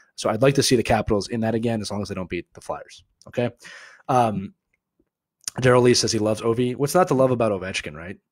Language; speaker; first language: English; native; English